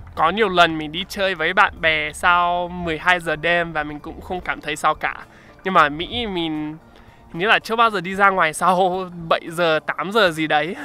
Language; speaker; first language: Vietnamese; non-native, fluent; English